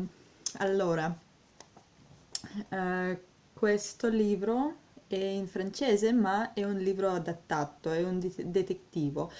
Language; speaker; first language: Italian; non-native, learner; Russian